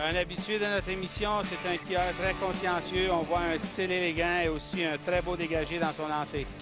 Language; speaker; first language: French; native; French